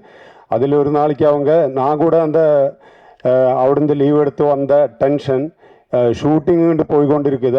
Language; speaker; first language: Tamil; non-native, learner; Malayalam